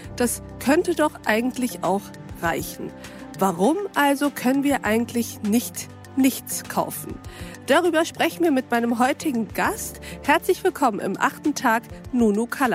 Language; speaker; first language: German; native; German